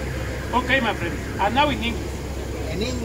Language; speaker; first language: English; non-native, learner; Spanish